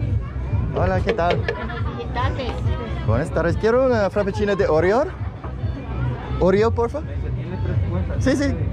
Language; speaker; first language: Spanish; non-native, learner; English